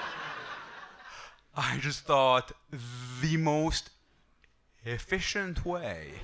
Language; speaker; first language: English; non-native, fluent; Arabic